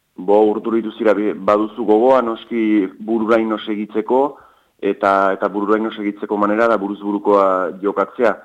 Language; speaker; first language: Basque; native; Basque